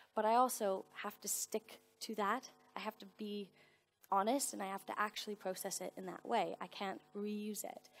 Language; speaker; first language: English; native; English